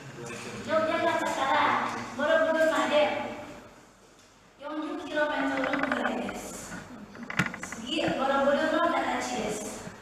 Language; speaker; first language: Japanese; non-native, learner; Indonesian